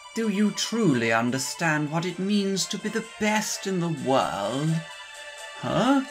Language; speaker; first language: English; native; English